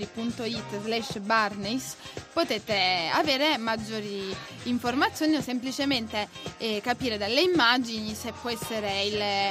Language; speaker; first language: Italian; native; Italian